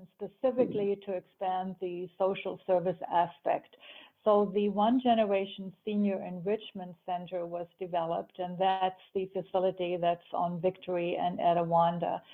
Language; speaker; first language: English; early bilingual, other home language; German